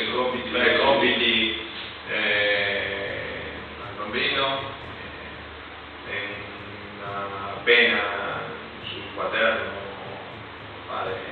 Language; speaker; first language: Italian; non-native, learner; Spanish